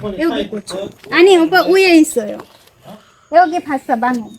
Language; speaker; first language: Korean; non-native, learner; Bangla